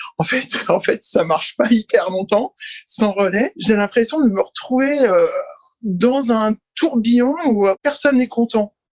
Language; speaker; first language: French; native; French